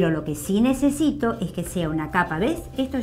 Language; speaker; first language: Spanish; native; Spanish